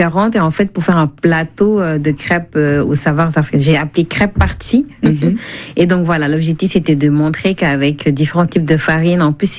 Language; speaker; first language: French; non-native, local second language; Wolof